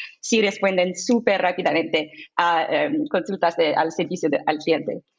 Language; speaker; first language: Spanish; non-native, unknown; English